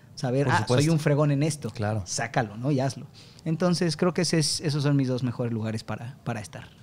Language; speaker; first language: Spanish; native; Spanish